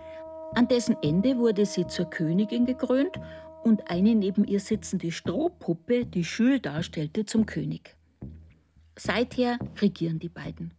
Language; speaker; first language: German; native; German